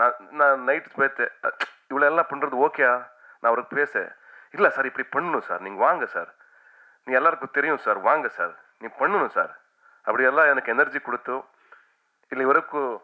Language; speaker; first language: Tamil; non-native, learner; Kannada